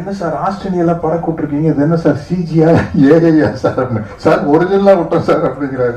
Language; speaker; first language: Tamil; native; Tamil